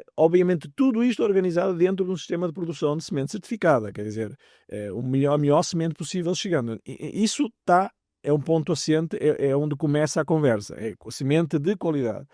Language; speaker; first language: Portuguese; native; Portuguese